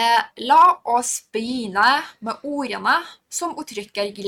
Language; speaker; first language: Norwegian; non-native, fluent; Polish